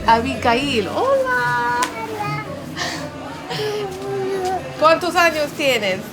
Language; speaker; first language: Spanish; non-native, fluent; English